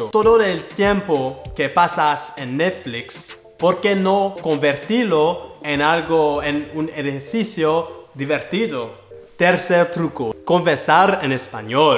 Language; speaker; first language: Spanish; non-native, learner; French